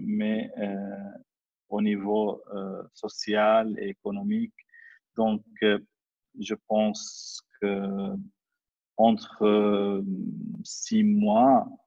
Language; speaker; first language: French; non-native, fluent; Arabic